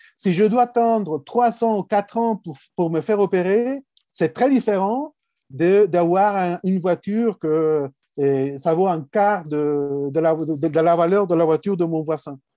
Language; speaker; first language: French; non-native, fluent; Spanish